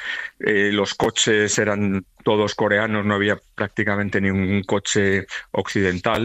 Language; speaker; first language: Spanish; native; Spanish